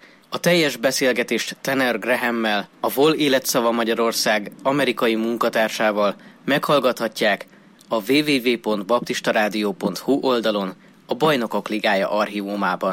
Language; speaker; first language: Hungarian; native; Hungarian